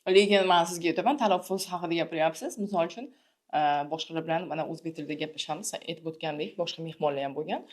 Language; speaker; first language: Uzbek; native; Uzbek